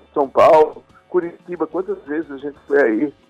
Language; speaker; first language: Portuguese; native; Portuguese